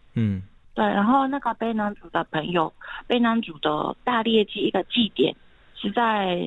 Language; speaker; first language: Chinese; non-native, fluent; Japanese